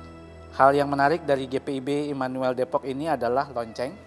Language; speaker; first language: Indonesian; native; Indonesian